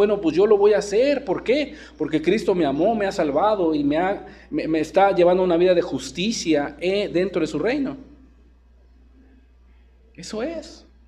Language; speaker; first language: Spanish; native; Spanish